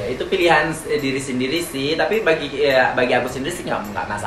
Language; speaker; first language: Indonesian; native; Indonesian